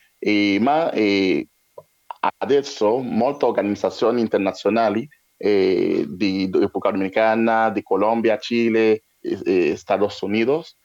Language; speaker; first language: Spanish; non-native, learner; Haitian Creole